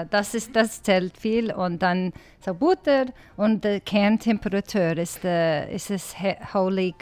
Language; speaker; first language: German; non-native, learner; English